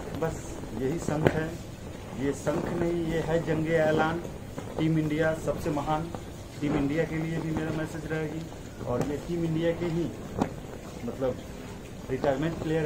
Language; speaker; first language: Hindi; native; Hindi